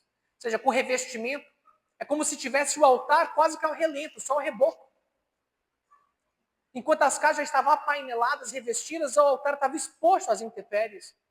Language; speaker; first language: Portuguese; native; Portuguese